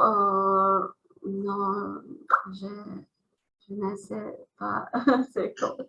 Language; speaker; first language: French; non-native, learner; Azerbaijani